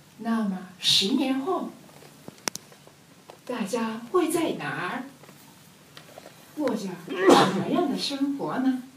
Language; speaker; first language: Chinese; non-native, learner; Japanese